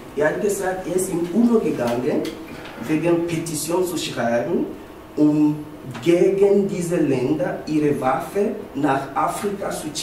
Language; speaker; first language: German; non-native, learner; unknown